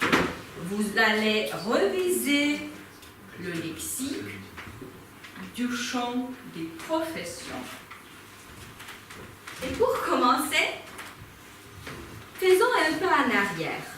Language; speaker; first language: French; non-native, fluent; Ukrainian